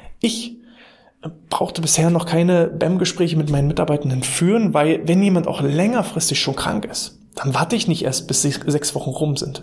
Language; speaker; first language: German; native; German